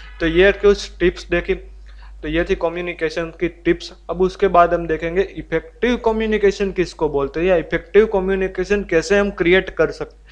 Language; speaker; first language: Hindi; non-native, local second language; Gujarati